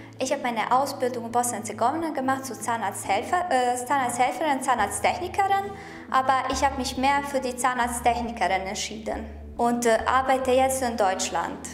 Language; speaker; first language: German; non-native, fluent; Bosnian